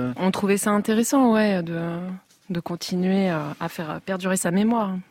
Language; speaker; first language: French; native; French